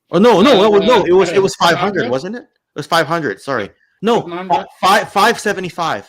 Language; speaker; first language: English; native; English